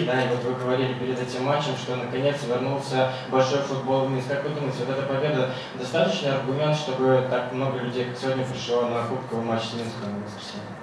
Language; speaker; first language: Russian; native; Russian